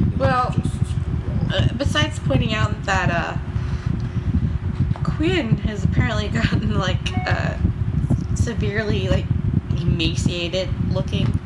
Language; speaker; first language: English; native; English